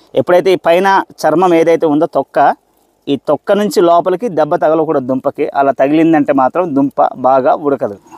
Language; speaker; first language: Telugu; non-native, local second language; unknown